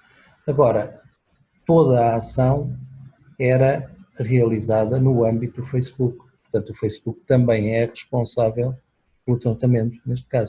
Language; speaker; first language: Portuguese; native; Portuguese